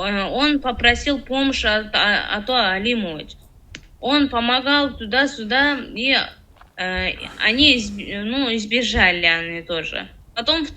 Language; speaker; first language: Russian; non-native, learner; Tajik